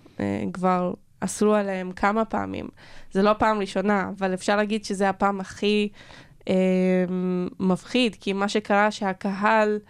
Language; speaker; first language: Hebrew; non-native, local second language; Arabic